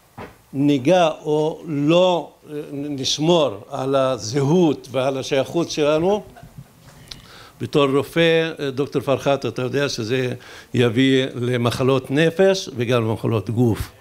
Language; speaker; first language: Hebrew; non-native, local second language; Arabic